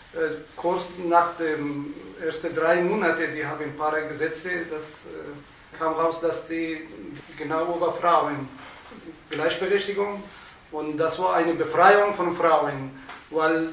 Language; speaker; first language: German; non-native, learner; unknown